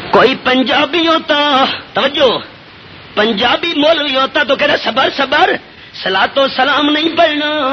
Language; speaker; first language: Urdu; non-native, local second language; Pashto